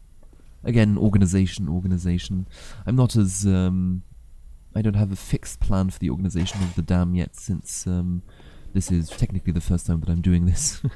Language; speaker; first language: English; native; English